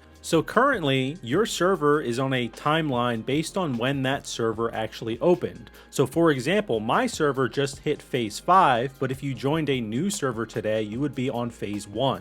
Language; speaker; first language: English; native; English